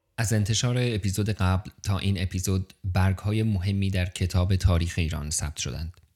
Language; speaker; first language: Persian; native; Persian